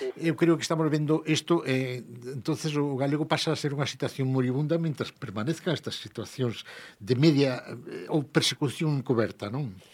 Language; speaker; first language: Galician; native; Galician